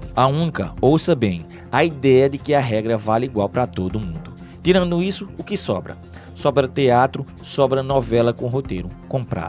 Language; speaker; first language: Portuguese; native; Portuguese